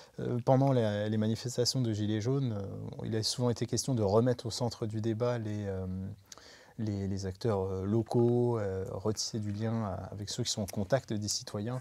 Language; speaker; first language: French; native; French